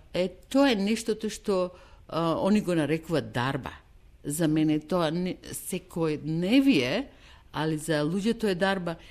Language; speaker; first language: Macedonian; native; Macedonian